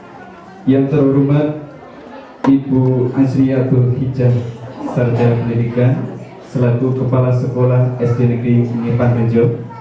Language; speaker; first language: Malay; non-native, local second language; Javanese